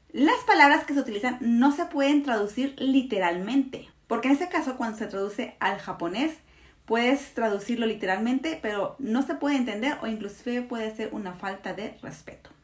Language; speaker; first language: Spanish; native; Spanish